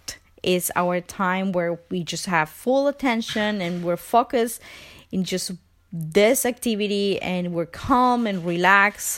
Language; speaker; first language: English; non-native, fluent; Spanish